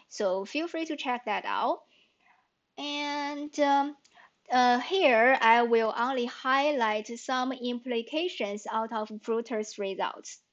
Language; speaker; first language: English; non-native, fluent; Chinese